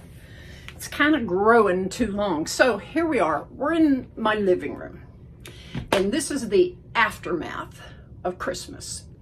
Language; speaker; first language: English; native; English